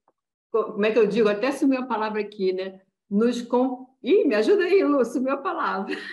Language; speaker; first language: Portuguese; native; Portuguese